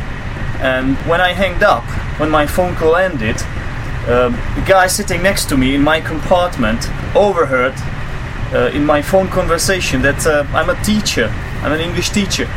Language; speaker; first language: English; non-native, fluent; Czech